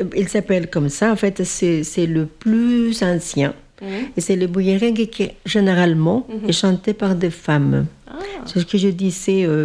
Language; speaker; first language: French; non-native, fluent; Spanish